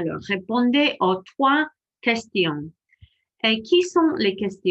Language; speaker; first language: French; non-native, fluent; English